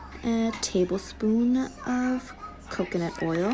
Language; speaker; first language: English; native; English